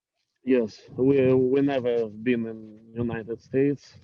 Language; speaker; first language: English; non-native, learner; Russian